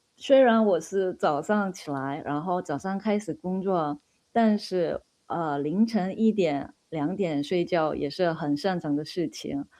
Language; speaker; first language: Chinese; non-native, fluent; Korean